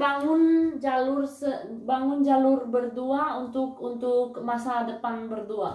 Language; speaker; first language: Indonesian; non-native, fluent; Spanish